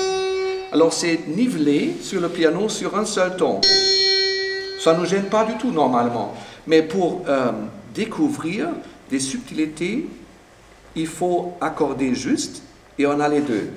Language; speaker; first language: French; non-native, fluent; German